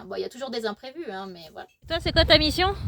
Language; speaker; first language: French; native; French